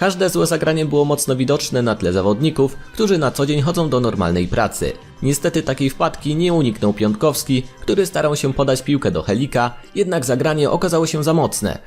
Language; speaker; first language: Polish; native; Polish